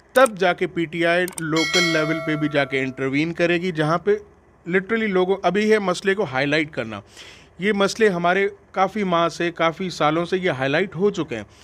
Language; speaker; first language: Urdu; non-native, local second language; Sindhi